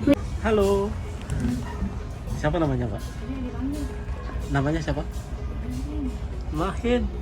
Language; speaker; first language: Indonesian; non-native, fluent; Japanese